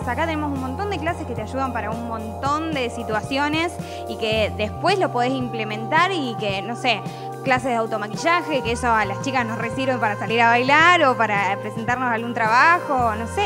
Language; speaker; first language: Spanish; native; Spanish